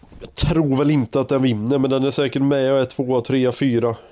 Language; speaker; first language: Swedish; native; Swedish